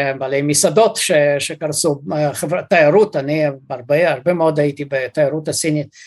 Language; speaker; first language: Hebrew; early bilingual, other home language; Russian